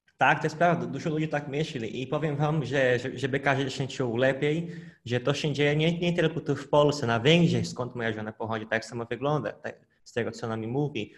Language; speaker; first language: Polish; non-native, fluent; Portuguese